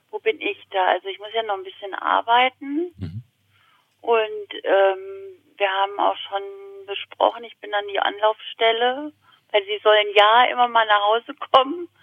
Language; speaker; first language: German; early bilingual, other home language; Italian